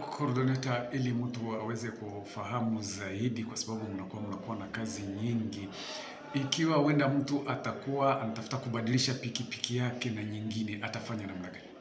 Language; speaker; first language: Swahili; native; Swahili